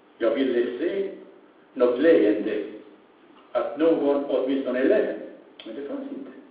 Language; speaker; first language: Swedish; non-native, fluent; Arabic